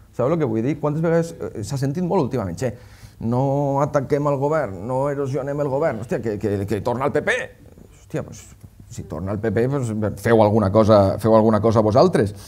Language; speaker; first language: Catalan; native; Catalan